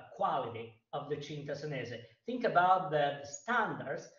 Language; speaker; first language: English; non-native, fluent; Italian